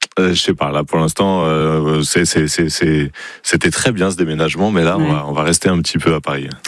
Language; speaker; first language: French; native; French